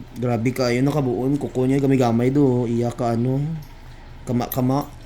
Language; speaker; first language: Filipino; non-native, local second language; Cebuano